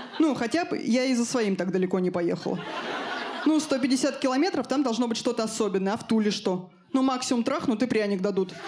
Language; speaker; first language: Russian; native; Russian